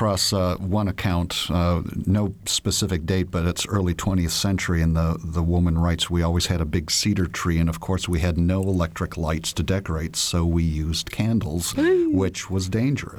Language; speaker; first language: English; native; English